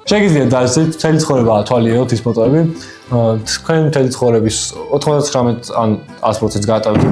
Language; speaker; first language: Georgian; native; Georgian